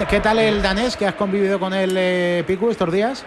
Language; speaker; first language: Spanish; native; Spanish